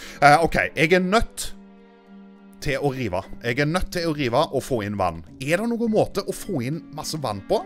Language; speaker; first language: Norwegian; native; Norwegian